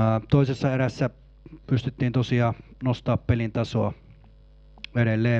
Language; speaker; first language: Finnish; native; Finnish